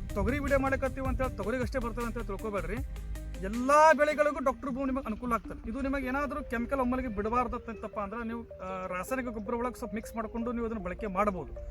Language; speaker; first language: Kannada; native; Kannada